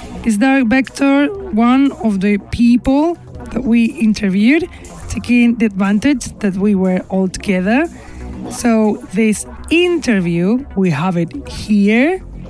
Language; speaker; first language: English; non-native, fluent; Spanish